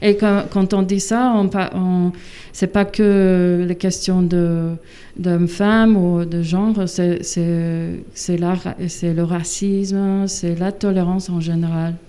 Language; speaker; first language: French; non-native, fluent; English